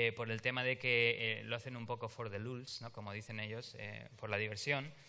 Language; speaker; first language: Spanish; native; Spanish